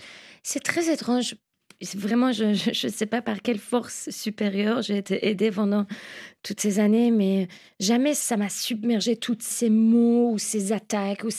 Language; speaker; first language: French; non-native, fluent; Persian